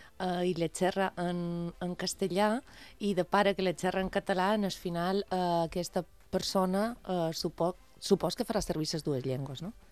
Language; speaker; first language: Catalan; non-native, local second language; Spanish